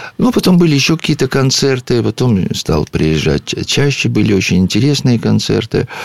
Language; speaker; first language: Russian; native; Russian